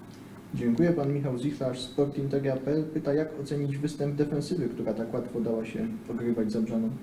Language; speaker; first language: Polish; native; Polish